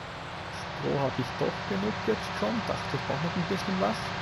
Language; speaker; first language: German; native; German